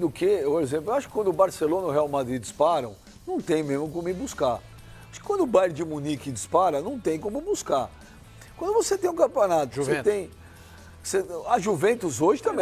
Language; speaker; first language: Portuguese; native; Portuguese